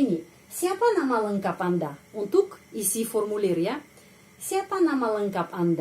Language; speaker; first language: Indonesian; non-native, fluent; Russian